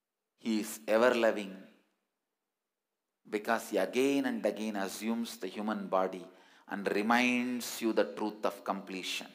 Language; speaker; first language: English; non-native, local second language; Tamil